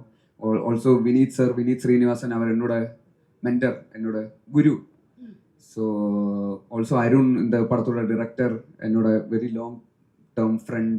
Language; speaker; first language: Tamil; non-native, learner; Malayalam